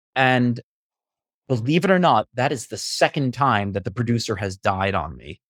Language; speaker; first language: English; native; English